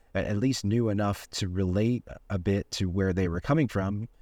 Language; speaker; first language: English; native; English